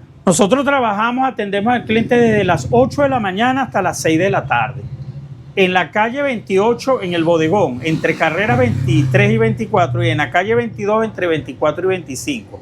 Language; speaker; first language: Spanish; native; Spanish